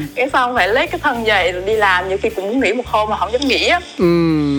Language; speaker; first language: Vietnamese; native; Vietnamese